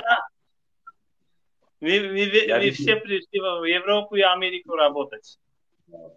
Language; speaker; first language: Russian; non-native, fluent; Armenian